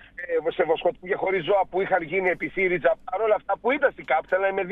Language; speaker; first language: Greek; native; Greek